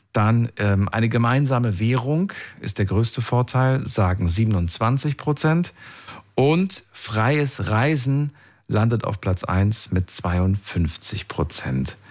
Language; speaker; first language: German; native; German